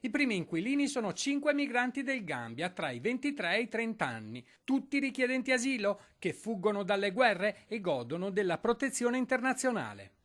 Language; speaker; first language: Italian; native; Italian